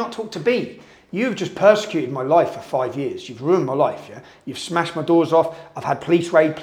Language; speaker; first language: English; native; English